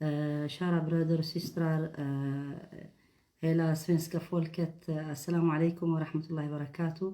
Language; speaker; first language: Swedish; non-native, fluent; Tigrinya